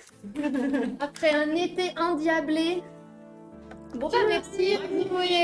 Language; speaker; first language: French; native; French